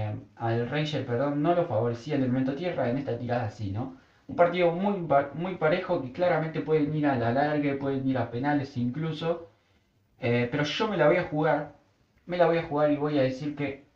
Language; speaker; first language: Spanish; native; Spanish